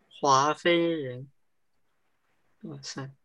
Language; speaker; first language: Chinese; early bilingual, heritage; Chinese